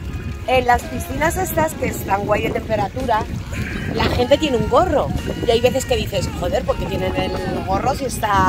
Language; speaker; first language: Spanish; native; Spanish